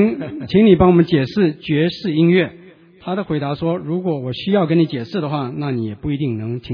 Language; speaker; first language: Chinese; native; Chinese